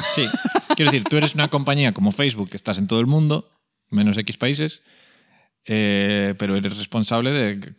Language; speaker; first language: Spanish; native; Spanish